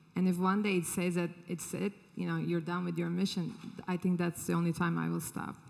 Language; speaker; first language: English; non-native, fluent; Turkish